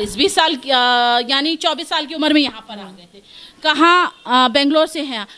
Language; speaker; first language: Hindi; native; Hindi